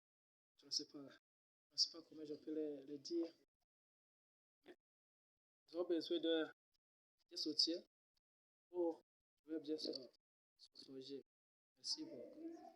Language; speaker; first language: French; non-native, learner; Rundi